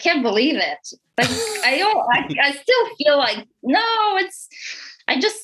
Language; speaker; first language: English; non-native, fluent; Romanian